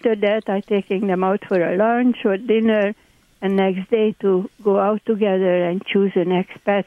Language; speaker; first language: English; non-native, fluent; Hungarian